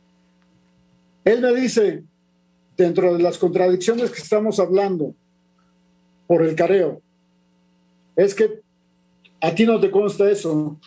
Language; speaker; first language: Spanish; native; Spanish